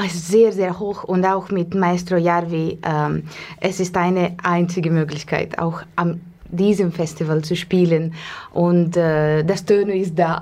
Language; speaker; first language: German; non-native, learner; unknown